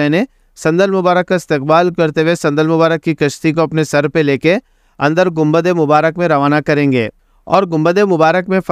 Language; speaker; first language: Hindi; non-native, local second language; Urdu